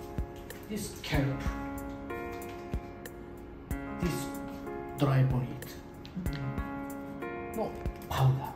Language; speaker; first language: English; non-native, learner; Japanese